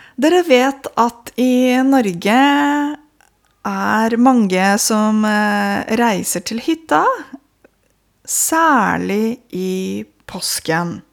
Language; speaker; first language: Norwegian; non-native, fluent; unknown